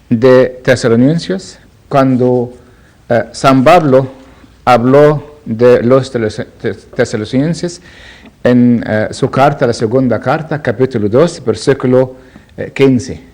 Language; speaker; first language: Spanish; non-native, learner; Arabic